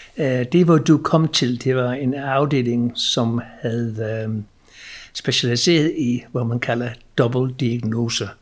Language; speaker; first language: Danish; non-native, fluent; English